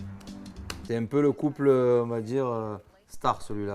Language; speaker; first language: French; native; French